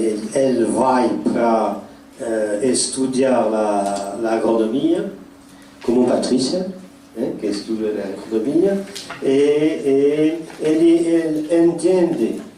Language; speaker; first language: Spanish; non-native, fluent; French